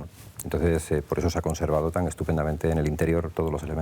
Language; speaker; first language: Spanish; native; Spanish